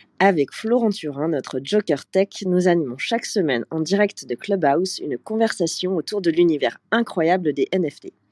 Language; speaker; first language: French; native; French